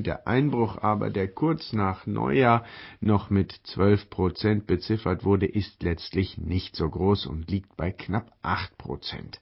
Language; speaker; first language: German; native; German